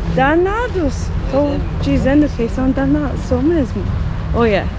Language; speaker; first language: Portuguese; non-native, fluent; English